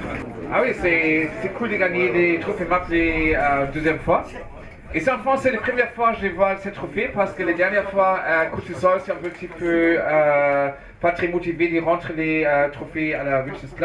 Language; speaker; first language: French; non-native, learner; German